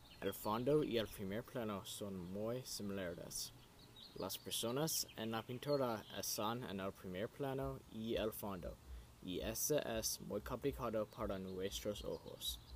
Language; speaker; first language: Spanish; non-native, learner; English